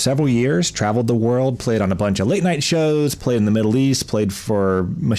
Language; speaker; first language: English; native; English